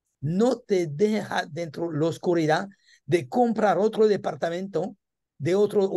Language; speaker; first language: Spanish; non-native, learner; French